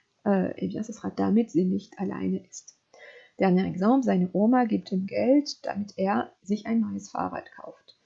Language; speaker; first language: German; non-native, fluent; French